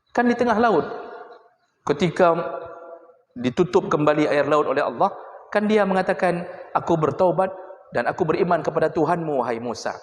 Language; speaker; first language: Malay; native; Malay